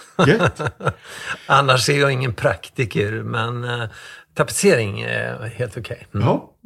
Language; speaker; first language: Swedish; native; Swedish